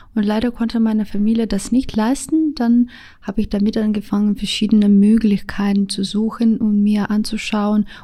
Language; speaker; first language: German; non-native, fluent; Russian